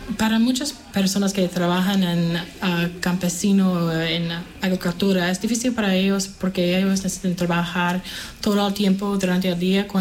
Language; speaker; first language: Spanish; non-native, fluent; English